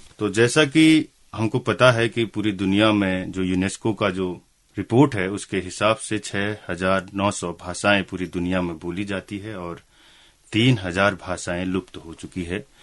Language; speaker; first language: Hindi; non-native, local second language; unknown